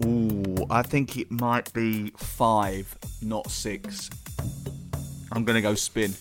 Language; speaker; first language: English; native; English